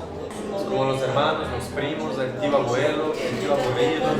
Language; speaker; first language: Spanish; non-native, learner; French